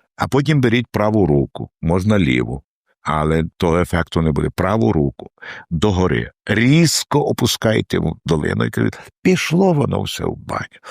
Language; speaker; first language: Ukrainian; native; Ukrainian